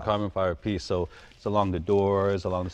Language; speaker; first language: English; native; English